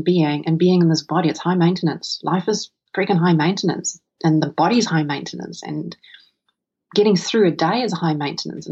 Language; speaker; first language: English; non-native, local second language; Afrikaans